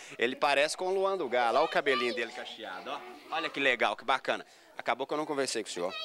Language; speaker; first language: Portuguese; native; Portuguese